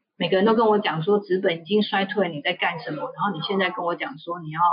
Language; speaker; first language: Chinese; native; Chinese